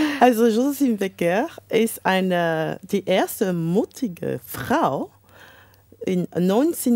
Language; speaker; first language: German; non-native, fluent; French